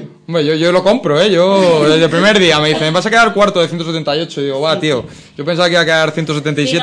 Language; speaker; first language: Spanish; native; Spanish